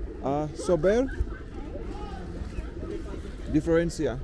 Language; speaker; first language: Spanish; non-native, learner; English